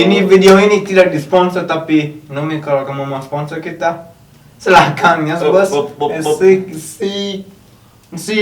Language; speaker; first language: Indonesian; non-native, learner; English